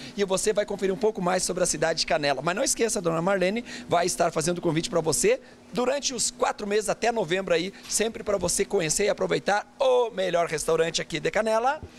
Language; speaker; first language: Portuguese; native; Portuguese